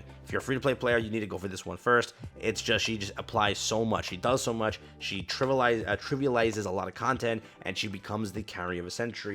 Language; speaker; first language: English; native; English